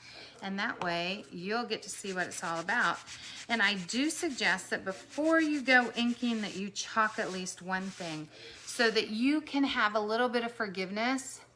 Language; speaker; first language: English; native; English